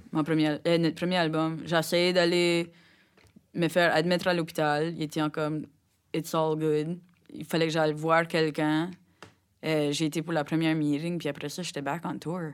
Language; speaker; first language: French; native; French